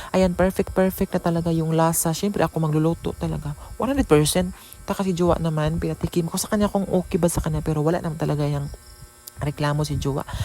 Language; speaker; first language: Filipino; non-native, local second language; Cebuano